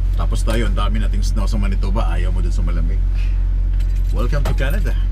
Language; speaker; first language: Filipino; native; Filipino